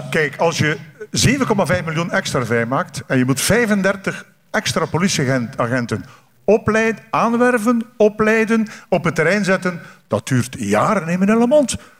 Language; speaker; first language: Dutch; native; Dutch